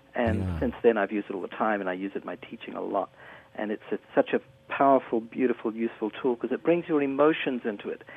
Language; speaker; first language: English; native; English